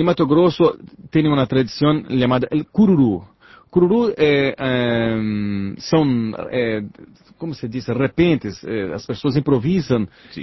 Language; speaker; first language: Spanish; non-native, learner; Portuguese